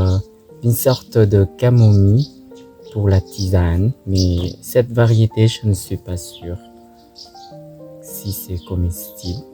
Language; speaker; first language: French; non-native, fluent; Thai